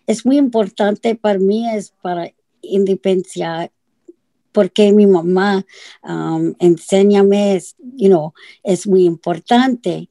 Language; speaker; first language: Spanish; non-native, learner; English